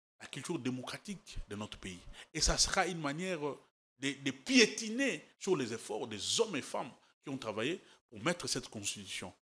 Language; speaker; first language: French; native; French